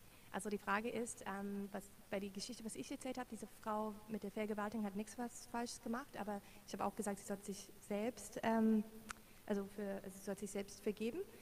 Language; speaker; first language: German; non-native, learner; English